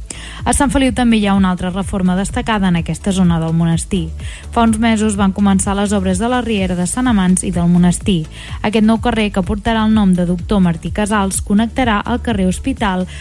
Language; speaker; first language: Catalan; native; Catalan